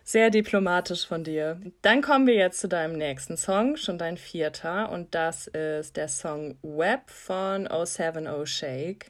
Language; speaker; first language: German; native; German